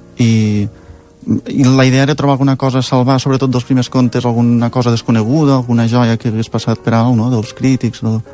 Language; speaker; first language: Catalan; native; Catalan